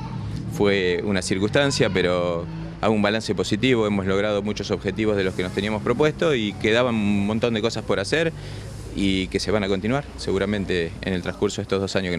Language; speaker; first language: Spanish; native; Spanish